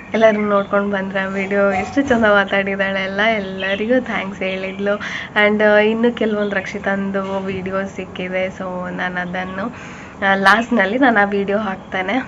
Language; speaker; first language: Kannada; non-native, local second language; Tulu